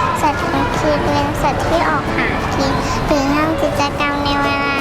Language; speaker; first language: Thai; native; Thai